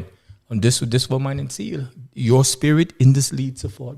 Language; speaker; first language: German; non-native, learner; English